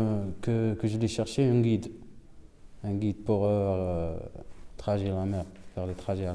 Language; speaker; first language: French; non-native, local second language; Arabic